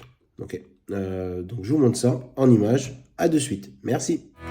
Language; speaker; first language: French; native; French